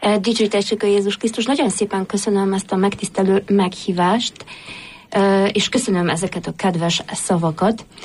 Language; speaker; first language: Hungarian; non-native, fluent; Polish